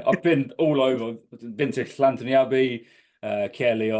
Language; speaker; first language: English; native; English